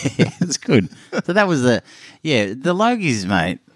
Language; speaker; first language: English; native; English